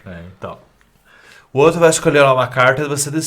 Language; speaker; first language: Portuguese; native; Portuguese